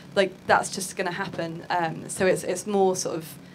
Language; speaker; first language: English; native; English